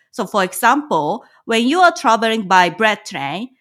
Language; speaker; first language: English; non-native, fluent; Japanese